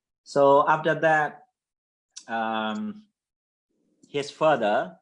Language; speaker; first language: English; non-native, fluent; Mon